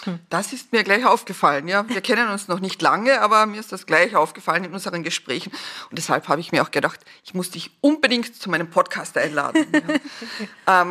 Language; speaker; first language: German; native; German